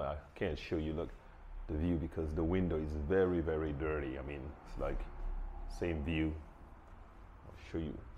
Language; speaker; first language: English; non-native, fluent; French